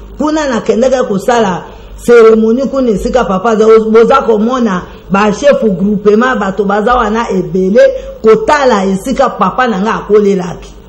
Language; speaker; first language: Lingala; non-native, local second language; Kongo